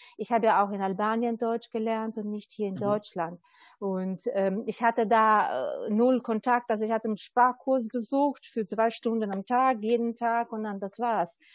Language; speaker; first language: German; non-native, fluent; Albanian